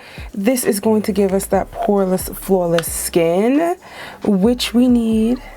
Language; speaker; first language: English; native; English